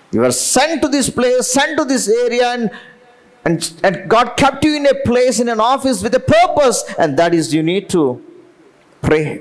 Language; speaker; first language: English; non-native, local second language; Telugu